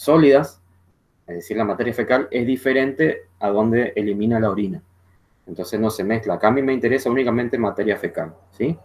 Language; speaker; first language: Spanish; native; Spanish